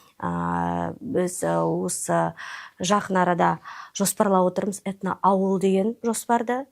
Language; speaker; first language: Kazakh; non-native, local second language; Russian